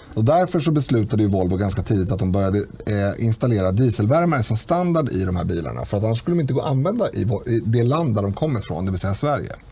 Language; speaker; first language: Swedish; native; Swedish